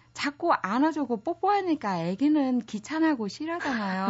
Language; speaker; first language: Korean; non-native, learner; Vietnamese